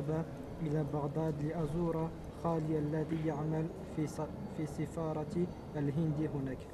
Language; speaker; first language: Arabic; non-native, learner; French